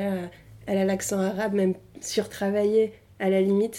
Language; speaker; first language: French; early bilingual, other home language; Arabic